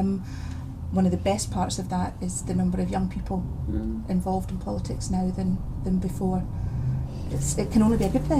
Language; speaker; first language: English; native; English